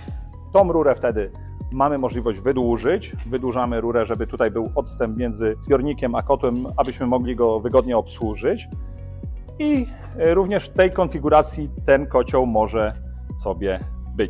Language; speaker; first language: Polish; native; Polish